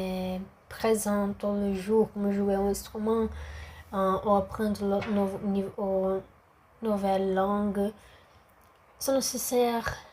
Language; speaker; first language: French; non-native, learner; Portuguese